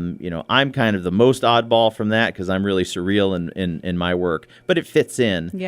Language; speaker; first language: English; native; English